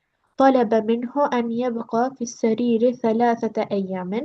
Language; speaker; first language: Arabic; non-native, learner; Albanian